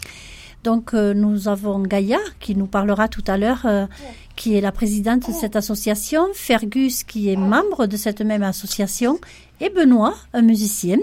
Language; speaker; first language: French; native; French